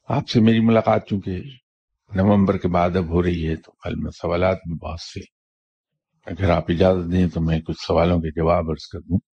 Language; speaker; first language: Urdu; native; Urdu